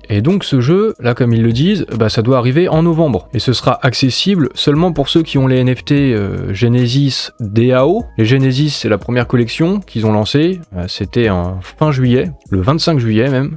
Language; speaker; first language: French; native; French